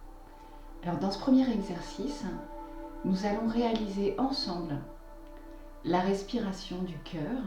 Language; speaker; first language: French; native; French